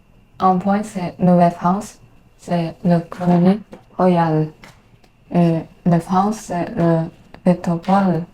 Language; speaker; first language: French; non-native, learner; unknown